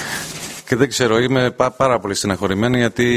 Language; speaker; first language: Greek; non-native, fluent; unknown